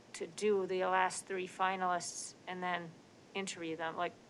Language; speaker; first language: English; native; English